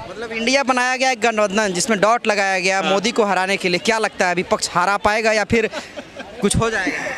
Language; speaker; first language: Hindi; native; Hindi